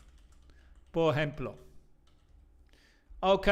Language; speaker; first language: Spanish; non-native, fluent; English